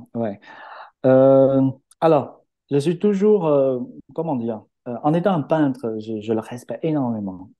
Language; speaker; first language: French; non-native, fluent; Chinese